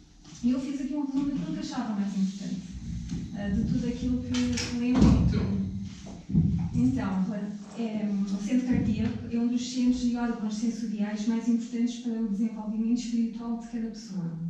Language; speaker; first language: Portuguese; native; Portuguese